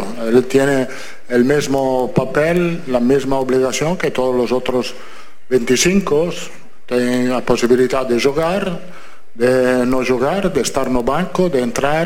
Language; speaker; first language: Portuguese; non-native, fluent; Italian